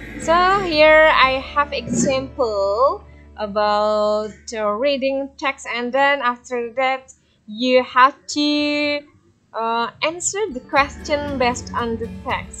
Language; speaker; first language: English; non-native, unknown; Indonesian